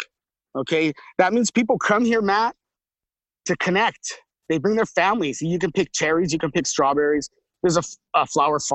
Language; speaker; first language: English; native; English